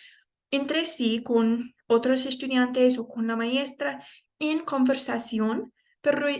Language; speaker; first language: Spanish; non-native, fluent; English